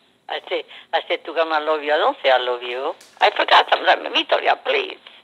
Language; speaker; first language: English; non-native, learner; Italian